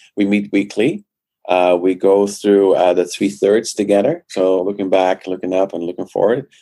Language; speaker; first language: English; non-native, fluent; Dutch